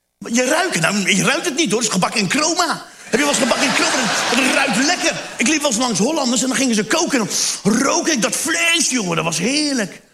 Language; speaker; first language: Dutch; early bilingual, other home language; Turkish